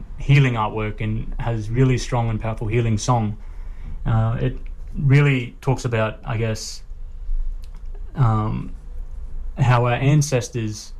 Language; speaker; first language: English; native; English